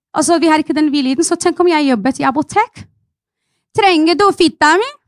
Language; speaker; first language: Norwegian; non-native, fluent; Arabic